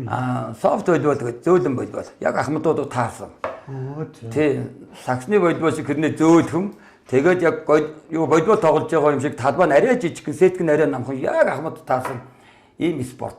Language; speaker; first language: Mongolian; native; Mongolian